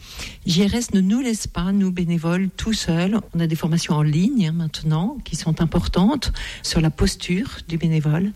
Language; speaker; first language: French; native; French